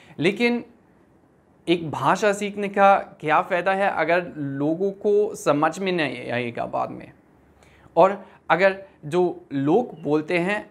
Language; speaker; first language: Hindi; non-native, fluent; German